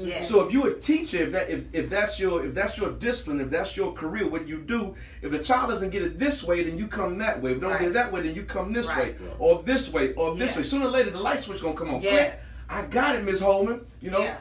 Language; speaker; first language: English; native; English